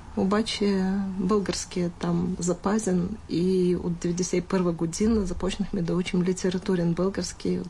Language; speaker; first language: Bulgarian; early bilingual, heritage; Bulgarian